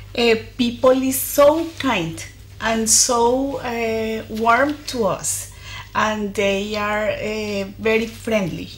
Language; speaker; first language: English; non-native, fluent; Spanish